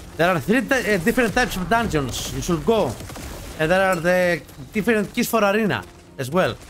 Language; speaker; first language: English; non-native, fluent; Greek